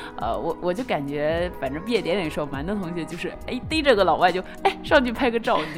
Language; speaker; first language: Chinese; native; Chinese